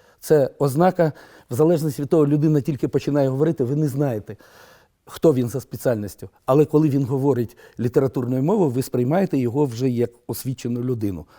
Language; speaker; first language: Ukrainian; non-native, local second language; Romanian